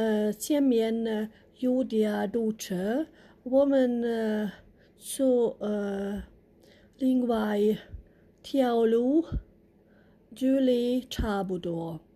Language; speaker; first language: Chinese; non-native, learner; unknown